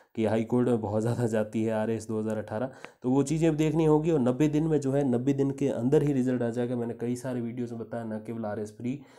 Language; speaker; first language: Hindi; native; Hindi